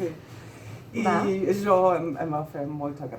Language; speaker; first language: Catalan; non-native, fluent; German